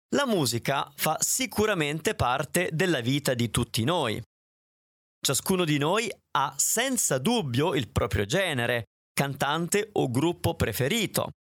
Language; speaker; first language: Italian; native; Italian